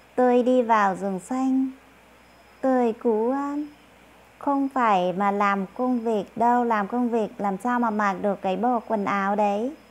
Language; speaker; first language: Vietnamese; non-native, local second language; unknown